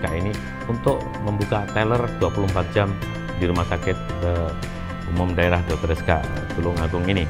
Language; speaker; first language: Indonesian; non-native, local second language; Javanese